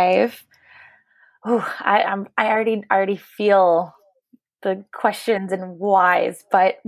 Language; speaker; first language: English; native; English